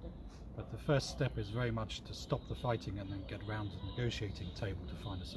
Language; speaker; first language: English; native; English